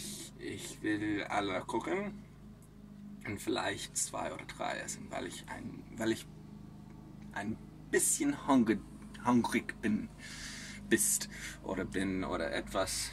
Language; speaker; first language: German; non-native, learner; English